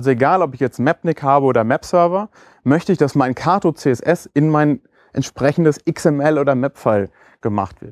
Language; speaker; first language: German; native; German